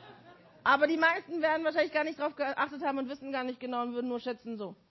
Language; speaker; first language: German; native; German